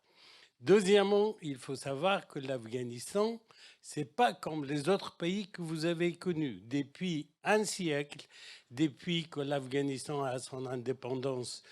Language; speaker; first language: French; non-native, fluent; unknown